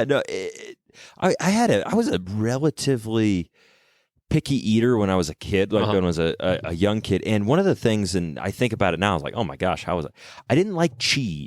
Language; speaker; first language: English; native; English